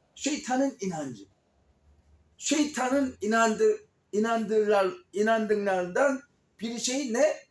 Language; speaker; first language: Turkish; non-native, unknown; Korean